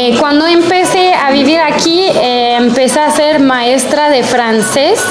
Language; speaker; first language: Spanish; non-native, fluent; French